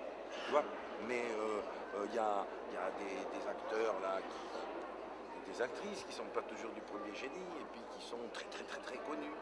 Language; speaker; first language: French; native; French